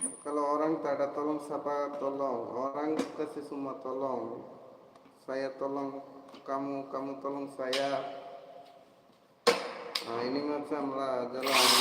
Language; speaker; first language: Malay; non-native, learner; Bangla